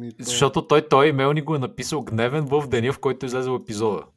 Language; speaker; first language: Bulgarian; native; Bulgarian